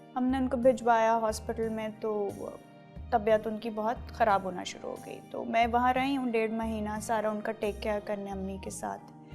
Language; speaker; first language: Urdu; native; Urdu